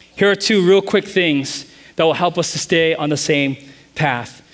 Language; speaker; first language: English; native; English